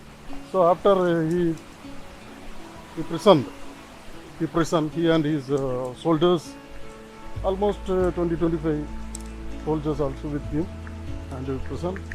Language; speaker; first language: English; non-native, local second language; Tamil